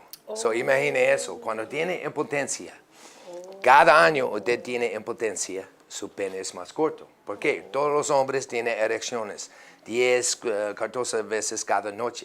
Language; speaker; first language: Spanish; non-native, learner; English